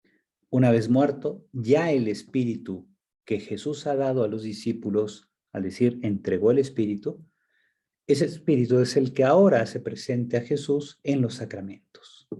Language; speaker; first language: Spanish; native; Spanish